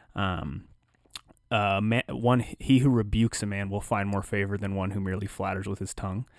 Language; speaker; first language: English; native; English